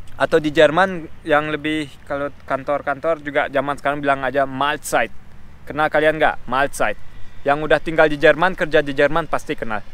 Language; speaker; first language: Indonesian; non-native, fluent; German